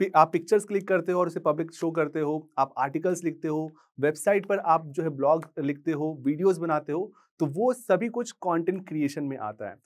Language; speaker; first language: Hindi; native; Hindi